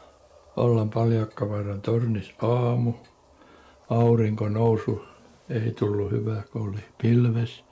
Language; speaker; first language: Finnish; native; Finnish